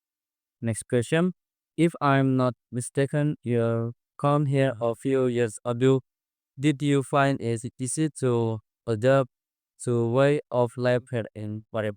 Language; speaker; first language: English; non-native, learner; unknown